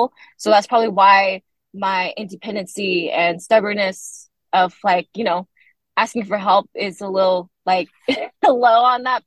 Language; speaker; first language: English; native; English